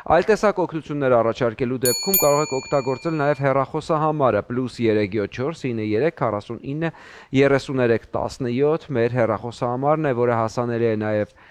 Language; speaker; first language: Armenian; native; Armenian